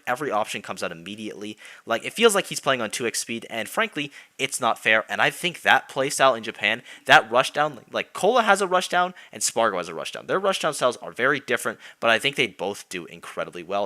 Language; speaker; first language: English; native; English